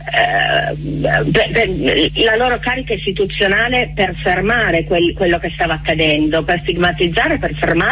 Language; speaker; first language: Italian; native; Italian